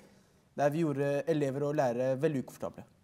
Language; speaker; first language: Norwegian; early bilingual, other home language; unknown